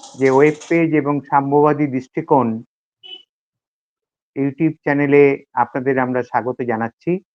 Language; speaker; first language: Bangla; native; Bangla